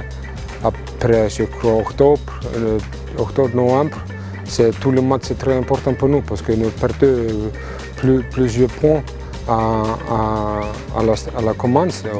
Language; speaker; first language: French; non-native, learner; Icelandic